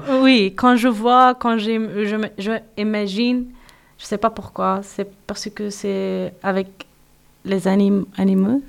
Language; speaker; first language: French; non-native, learner; Persian